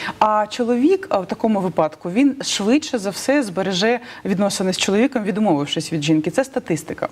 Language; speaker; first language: Ukrainian; non-native, local second language; Russian